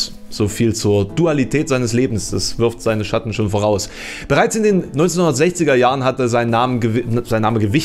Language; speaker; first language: German; native; German